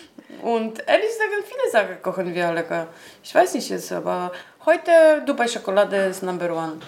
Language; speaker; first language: German; non-native, learner; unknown